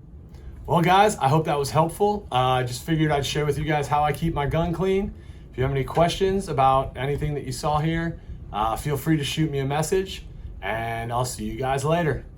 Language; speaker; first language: English; native; English